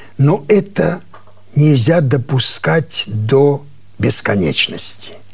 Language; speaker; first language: Russian; non-native, local second language; Armenian